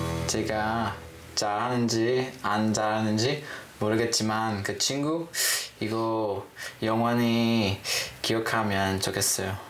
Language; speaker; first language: Korean; non-native, learner; English